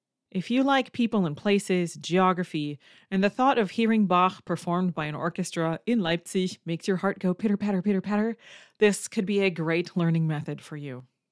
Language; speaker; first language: English; native; English